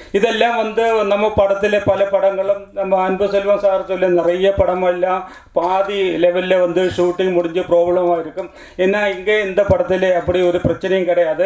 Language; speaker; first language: Tamil; non-native, local second language; Malayalam